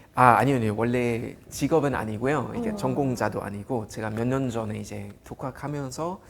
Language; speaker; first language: Korean; non-native, fluent; German